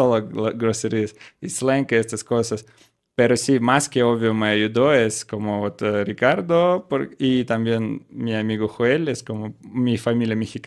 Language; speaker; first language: Spanish; non-native, learner; Russian